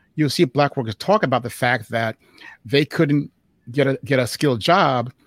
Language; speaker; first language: English; native; English